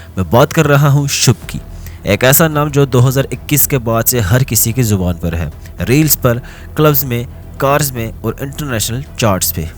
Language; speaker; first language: Urdu; native; Urdu